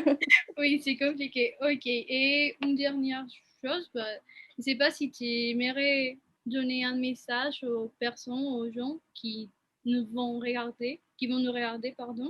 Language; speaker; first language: French; non-native, fluent; Spanish